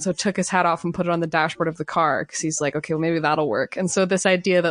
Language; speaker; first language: English; native; English